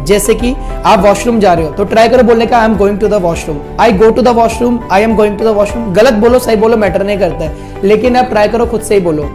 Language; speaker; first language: Hindi; native; Hindi